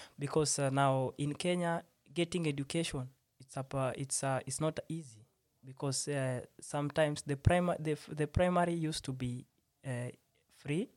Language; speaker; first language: English; non-native, local second language; Swahili